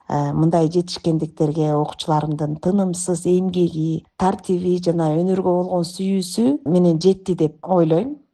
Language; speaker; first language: Kyrgyz; native; Kyrgyz